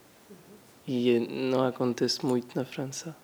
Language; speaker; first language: Portuguese; non-native, learner; French